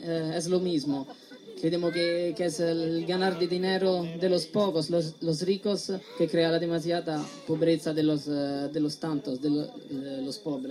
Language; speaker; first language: Spanish; non-native, learner; Italian